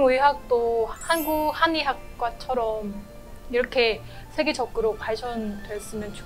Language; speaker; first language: Korean; non-native, learner; Vietnamese